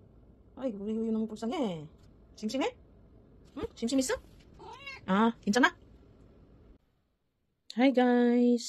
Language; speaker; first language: Korean; non-native, learner; Filipino